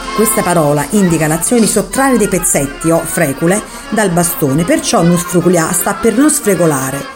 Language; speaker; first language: Italian; native; Italian